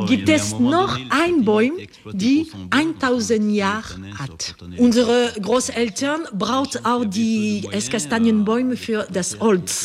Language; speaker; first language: German; non-native, learner; French